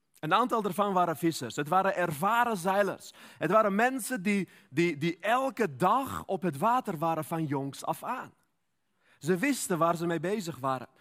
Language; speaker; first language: Dutch; non-native, fluent; Armenian